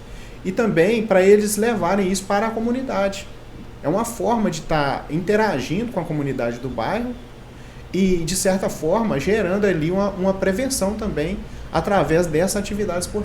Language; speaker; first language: Portuguese; native; Portuguese